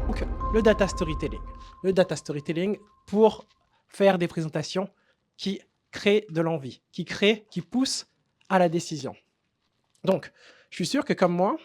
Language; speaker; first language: French; native; French